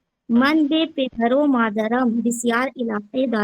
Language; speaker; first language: Persian; non-native, learner; Urdu